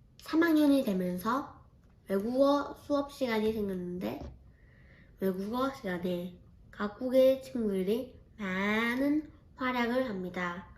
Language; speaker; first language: Korean; early bilingual, heritage; Korean